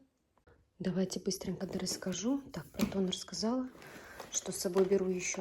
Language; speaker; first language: Russian; native; Russian